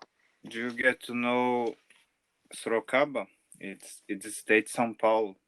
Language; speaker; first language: English; non-native, learner; Portuguese